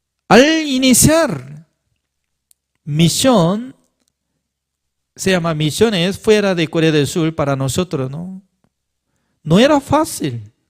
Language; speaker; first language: Spanish; non-native, learner; Korean